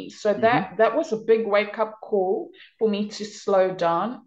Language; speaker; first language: English; native; English